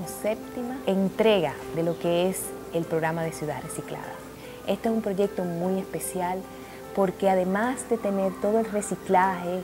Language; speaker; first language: Spanish; native; Spanish